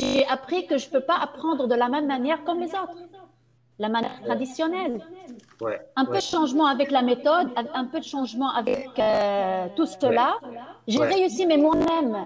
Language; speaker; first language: French; non-native, fluent; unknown